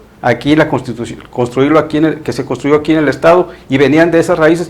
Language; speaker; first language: Spanish; native; Spanish